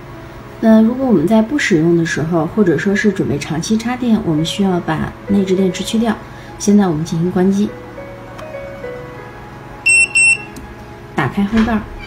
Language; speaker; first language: Chinese; native; Chinese